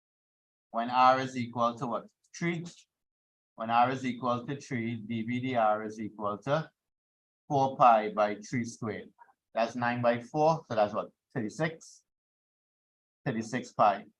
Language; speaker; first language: English; native; English